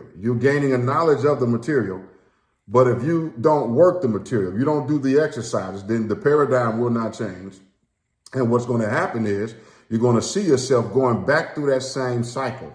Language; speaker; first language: English; native; English